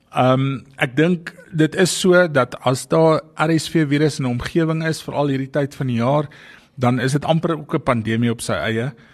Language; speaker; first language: Afrikaans; native; Afrikaans